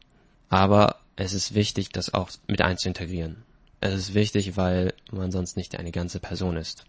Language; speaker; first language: German; native; German